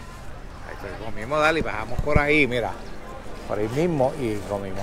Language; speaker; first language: Spanish; native; Spanish